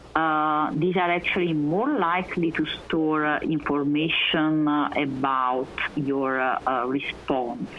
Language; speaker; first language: English; non-native, fluent; Italian